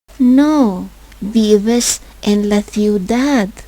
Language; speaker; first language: Spanish; non-native, fluent; Ukrainian